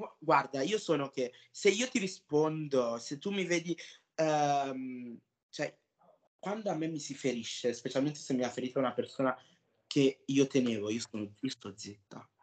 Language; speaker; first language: Italian; early bilingual, other home language; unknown